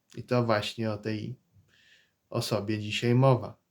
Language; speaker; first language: Polish; native; Polish